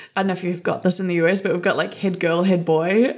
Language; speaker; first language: English; native; English